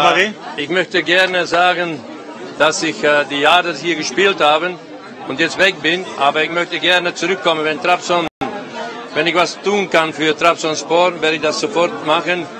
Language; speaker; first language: German; non-native, fluent; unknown